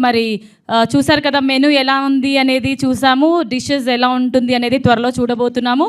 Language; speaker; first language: Telugu; native; Telugu